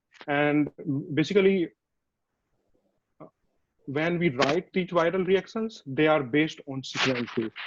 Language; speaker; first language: English; non-native, fluent; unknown